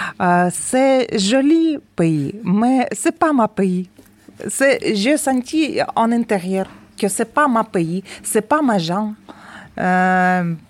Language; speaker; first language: French; non-native, learner; Ukrainian